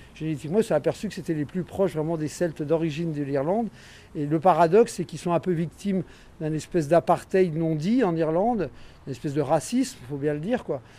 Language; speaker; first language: French; native; French